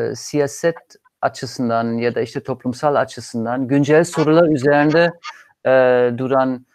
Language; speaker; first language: Turkish; non-native, fluent; German